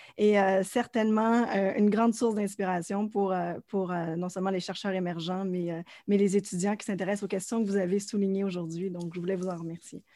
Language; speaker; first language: French; native; French